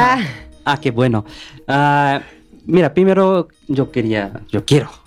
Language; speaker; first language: Spanish; non-native, learner; Bangla